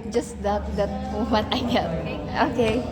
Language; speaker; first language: English; non-native, learner; Indonesian